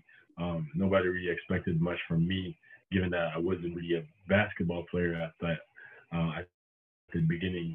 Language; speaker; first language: English; non-native, local second language; French